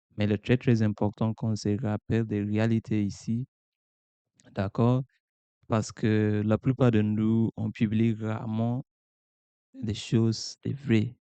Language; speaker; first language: French; non-native, fluent; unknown